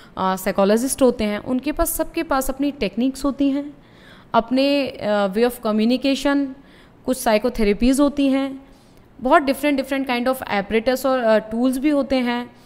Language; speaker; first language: Hindi; native; Hindi